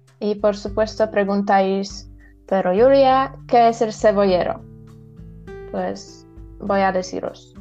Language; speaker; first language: Spanish; non-native, learner; Polish